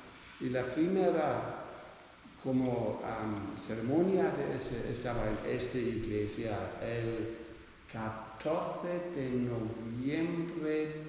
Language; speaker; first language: Spanish; non-native, learner; Dutch